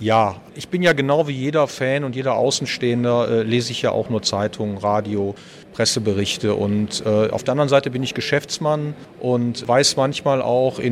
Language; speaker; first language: German; native; German